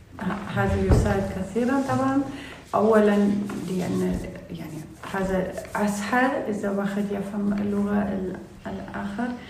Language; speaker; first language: Arabic; non-native, learner; Russian